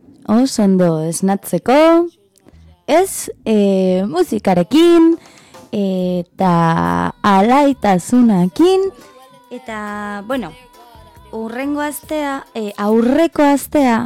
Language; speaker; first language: Basque; non-native, learner; Spanish